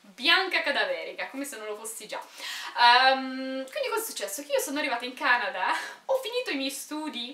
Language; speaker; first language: Italian; non-native, local second language; Romanian